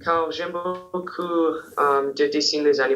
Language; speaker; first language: French; non-native, learner; English